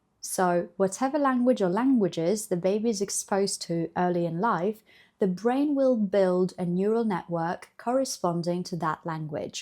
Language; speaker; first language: English; non-native, fluent; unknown